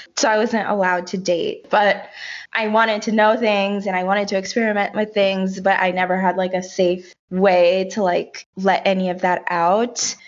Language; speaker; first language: English; early bilingual, other home language; Haitian Creole